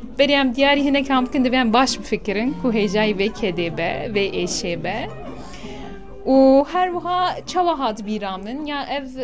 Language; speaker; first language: Kurdish; native; Kurdish